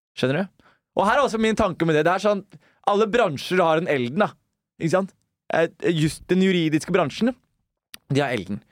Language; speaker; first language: Norwegian; early bilingual, other home language; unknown